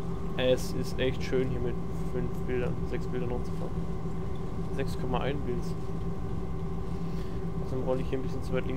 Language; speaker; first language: German; native; German